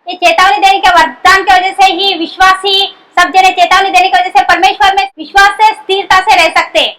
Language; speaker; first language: Hindi; non-native, local second language; Marathi